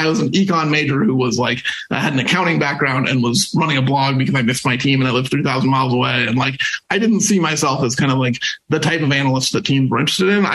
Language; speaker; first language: English; native; English